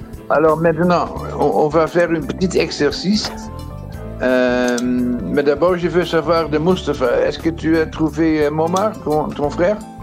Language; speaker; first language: French; non-native, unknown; Dutch